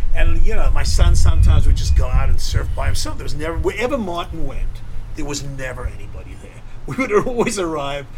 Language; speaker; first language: English; native; English